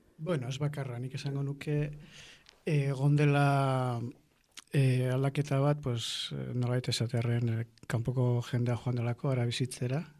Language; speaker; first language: Basque; non-native, local second language; Spanish